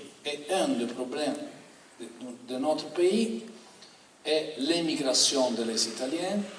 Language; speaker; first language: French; non-native, learner; Italian